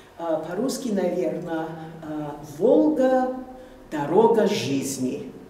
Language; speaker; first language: Russian; non-native, fluent; English